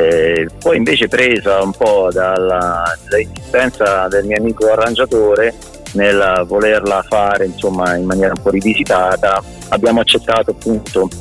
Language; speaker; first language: Italian; native; Italian